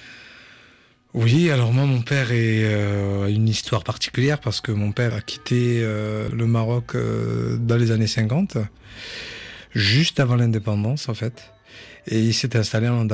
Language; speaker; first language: French; native; French